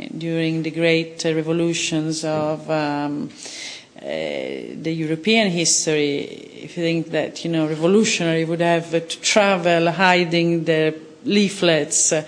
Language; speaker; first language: English; non-native, fluent; Italian